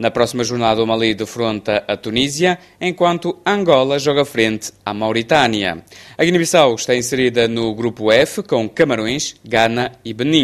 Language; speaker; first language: Portuguese; native; Portuguese